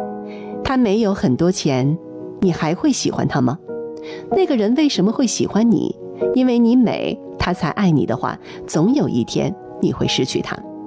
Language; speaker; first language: Chinese; native; Chinese